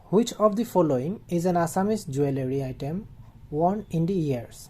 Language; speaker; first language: English; non-native, local second language; Assamese